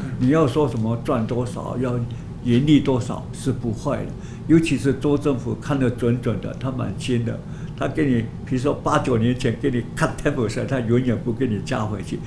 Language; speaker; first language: Chinese; non-native, local second language; Hakka Chinese